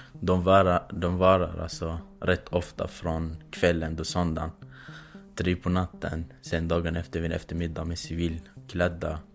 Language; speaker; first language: Swedish; non-native, fluent; Kurdish